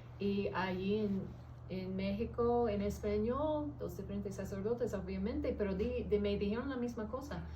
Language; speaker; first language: Spanish; early bilingual, heritage; English